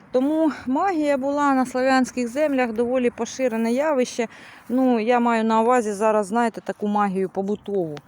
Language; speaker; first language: Ukrainian; non-native, local second language; Russian